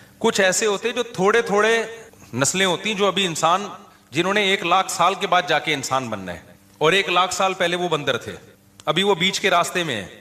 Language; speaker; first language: Urdu; native; Urdu